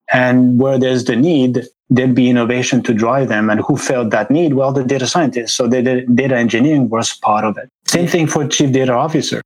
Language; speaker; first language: English; non-native, fluent; French